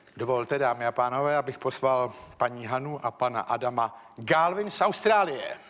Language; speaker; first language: Czech; native; Czech